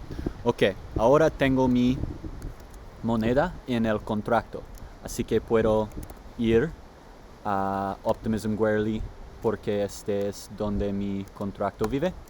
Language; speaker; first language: Spanish; non-native, learner; English